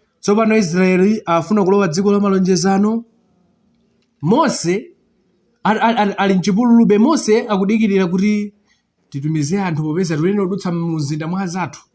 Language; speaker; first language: Nyanja; non-native, local second language; Tumbuka